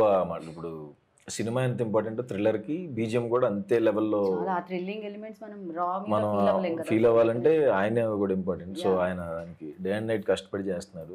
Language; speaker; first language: Telugu; native; Telugu